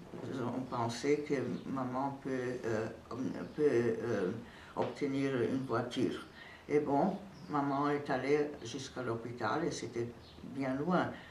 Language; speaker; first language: French; non-native, fluent; Serbian